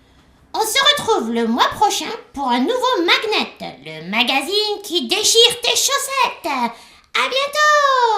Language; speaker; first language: French; native; French